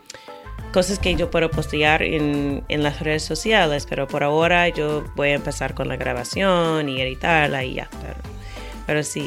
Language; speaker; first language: Spanish; non-native, fluent; English